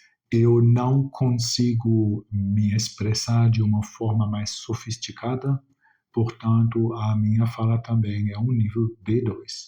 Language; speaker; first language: Portuguese; non-native, fluent; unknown